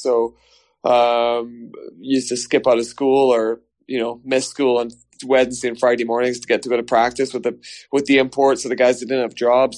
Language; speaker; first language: English; native; English